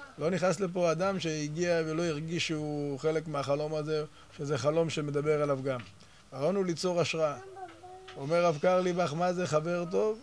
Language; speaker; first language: Hebrew; native; Hebrew